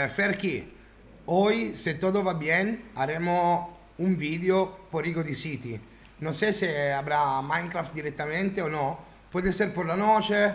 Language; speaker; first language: Spanish; non-native, learner; Italian